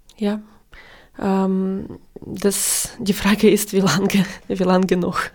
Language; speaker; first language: German; non-native, fluent; Ukrainian